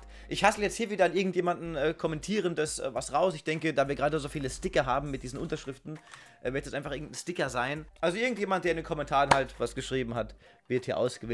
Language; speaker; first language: German; native; German